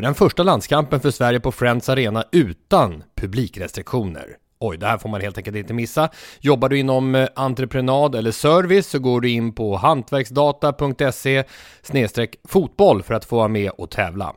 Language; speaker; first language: Swedish; native; Swedish